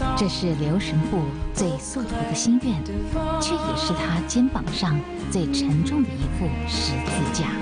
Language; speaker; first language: Chinese; native; Chinese